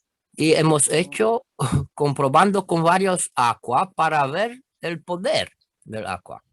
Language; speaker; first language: Spanish; non-native, fluent; Romanian